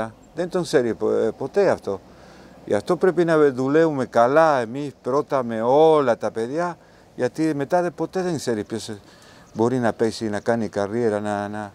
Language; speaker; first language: Greek; non-native, learner; Spanish